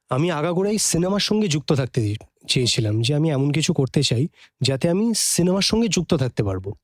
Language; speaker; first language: Bangla; native; Bangla